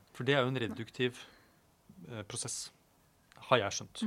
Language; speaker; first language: Norwegian; native; Norwegian